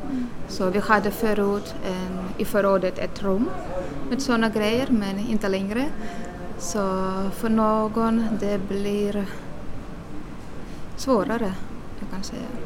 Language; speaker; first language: Swedish; non-native, learner; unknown